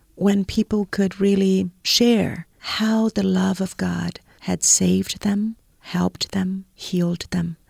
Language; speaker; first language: English; non-native, fluent; Portuguese